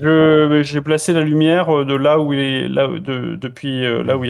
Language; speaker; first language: French; native; French